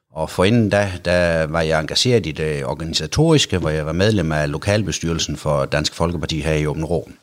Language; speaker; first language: Danish; native; Danish